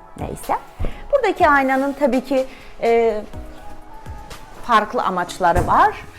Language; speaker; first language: Turkish; non-native, fluent; Russian